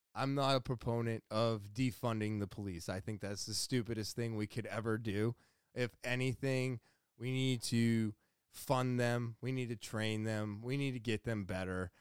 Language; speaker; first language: English; native; English